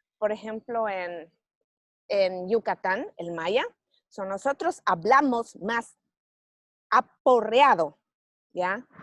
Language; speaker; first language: Spanish; native; Spanish